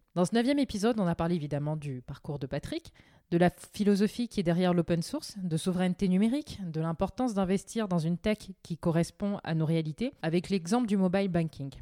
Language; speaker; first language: French; native; French